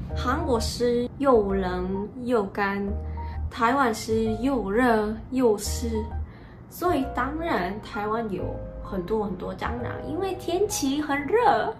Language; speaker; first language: Chinese; non-native, learner; Korean